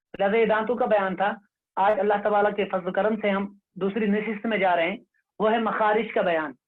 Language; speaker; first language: Urdu; non-native, local second language; Kashmiri